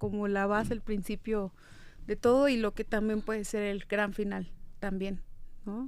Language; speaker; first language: Spanish; native; Spanish